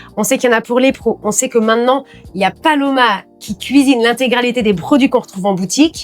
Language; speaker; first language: French; native; French